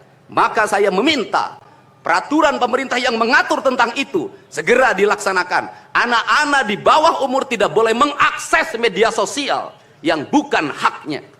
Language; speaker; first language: Indonesian; native; Indonesian